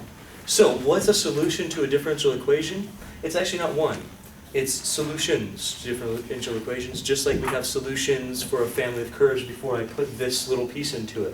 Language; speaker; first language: English; native; English